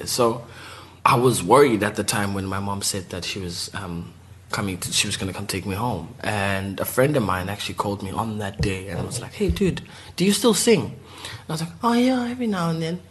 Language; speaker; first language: English; non-native, local second language; Southern Sotho